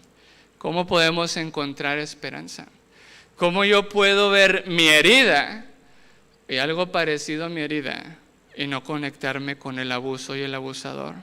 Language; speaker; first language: Spanish; native; Spanish